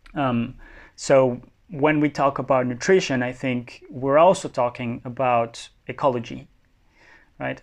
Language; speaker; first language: English; non-native, fluent; Spanish